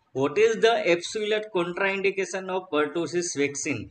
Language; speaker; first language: English; non-native, local second language; Gujarati